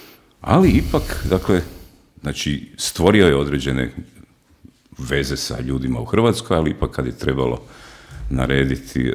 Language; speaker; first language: Croatian; native; Croatian